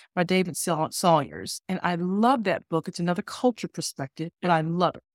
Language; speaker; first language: English; native; English